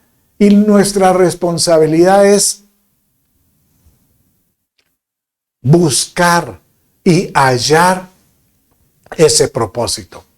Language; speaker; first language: Spanish; native; Spanish